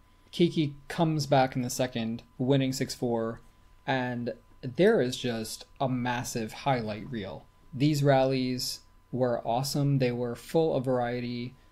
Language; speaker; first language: English; native; English